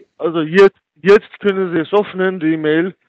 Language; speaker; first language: German; non-native, learner; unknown